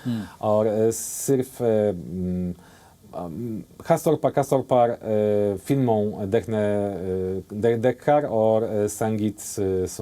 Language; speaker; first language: Hindi; non-native, fluent; Polish